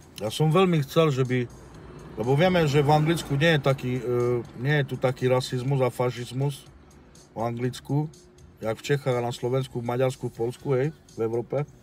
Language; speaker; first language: Slovak; non-native, local second language; Romany